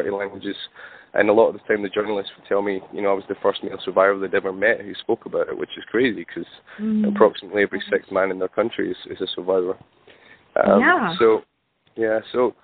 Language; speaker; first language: English; native; English